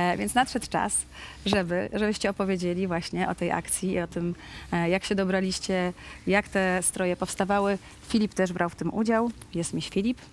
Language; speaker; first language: Polish; native; Polish